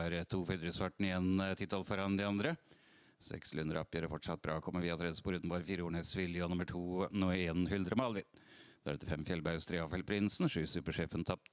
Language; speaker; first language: Norwegian; native; Norwegian